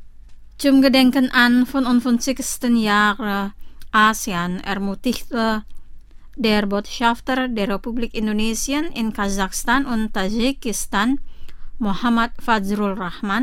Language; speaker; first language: German; non-native, fluent; Indonesian